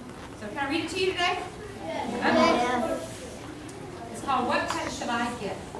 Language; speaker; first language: English; native; English